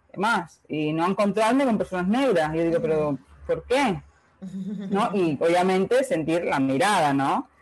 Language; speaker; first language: Spanish; native; Spanish